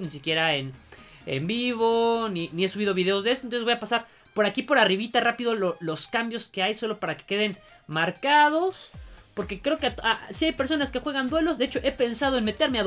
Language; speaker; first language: Spanish; native; Spanish